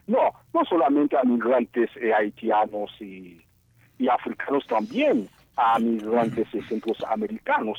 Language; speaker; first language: Spanish; non-native, fluent; Haitian Creole